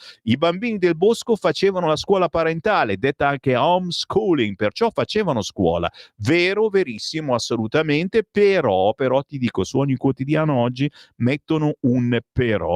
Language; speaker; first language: Italian; native; Italian